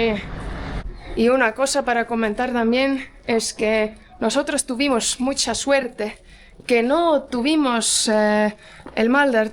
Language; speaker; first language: Spanish; non-native, fluent; Portuguese